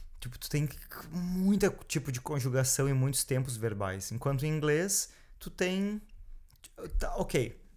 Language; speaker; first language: Portuguese; native; Portuguese